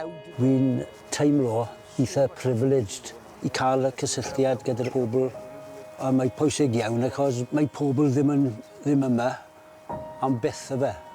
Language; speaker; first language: Welsh; non-native, fluent; English